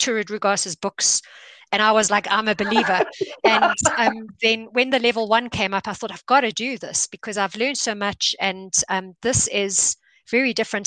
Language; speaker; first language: English; native; English